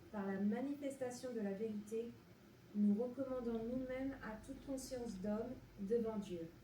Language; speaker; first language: French; native; French